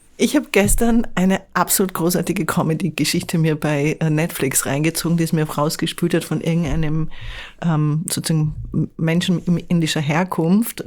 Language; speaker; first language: German; native; German